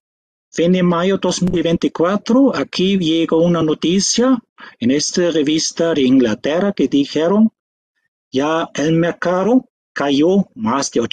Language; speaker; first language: Spanish; non-native, fluent; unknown